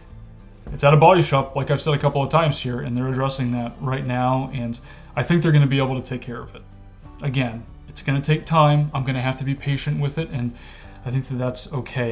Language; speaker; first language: English; native; English